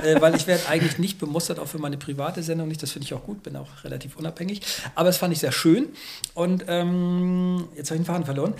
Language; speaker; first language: German; native; German